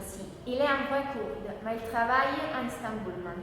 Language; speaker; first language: French; non-native, learner; Italian